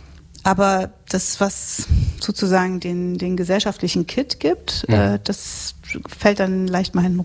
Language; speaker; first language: German; native; German